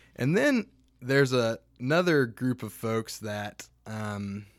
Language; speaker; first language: English; native; English